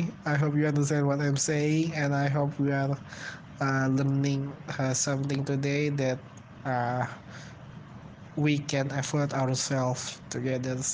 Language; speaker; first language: English; non-native, learner; Indonesian